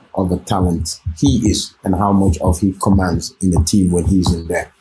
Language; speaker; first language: English; early bilingual, other home language; Norwegian